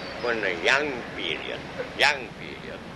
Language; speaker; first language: English; non-native, learner; Japanese